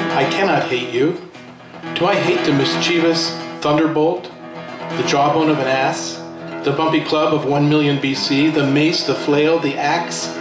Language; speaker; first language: English; native; English